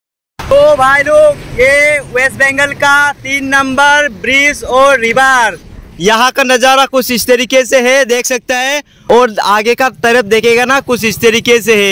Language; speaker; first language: Hindi; non-native, local second language; Assamese